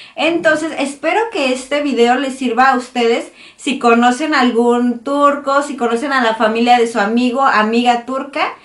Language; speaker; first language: Spanish; native; Spanish